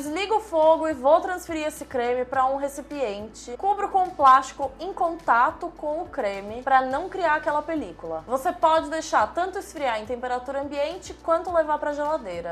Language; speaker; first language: Portuguese; native; Portuguese